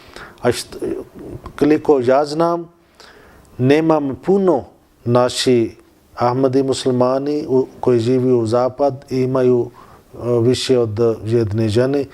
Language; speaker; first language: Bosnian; non-native, learner; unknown